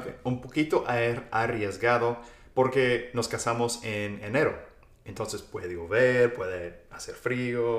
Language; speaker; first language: Spanish; non-native, fluent; English